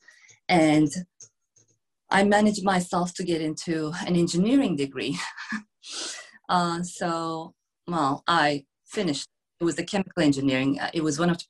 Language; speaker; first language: English; non-native, fluent; Turkish